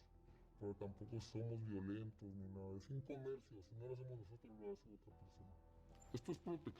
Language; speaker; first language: Spanish; native; Spanish